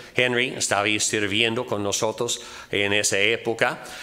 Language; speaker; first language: Spanish; non-native, fluent; English